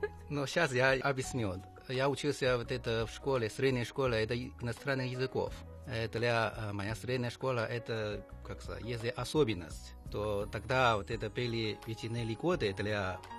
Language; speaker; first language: Russian; non-native, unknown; Chinese